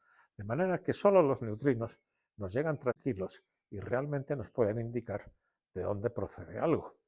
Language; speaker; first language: Spanish; native; Spanish